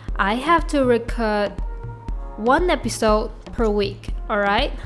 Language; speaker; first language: English; non-native, local second language; Chinese